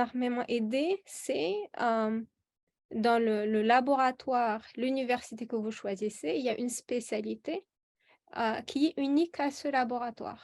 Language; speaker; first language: French; non-native, local second language; Arabic